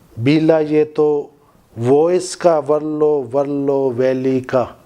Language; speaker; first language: Bosnian; non-native, learner; Urdu